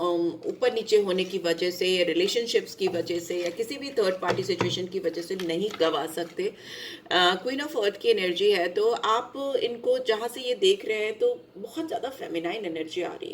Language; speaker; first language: Hindi; native; Hindi